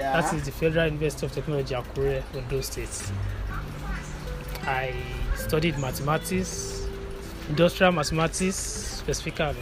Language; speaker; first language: English; non-native, local second language; Yoruba